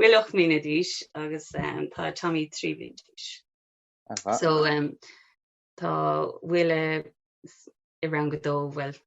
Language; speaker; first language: Irish; non-native, local second language; English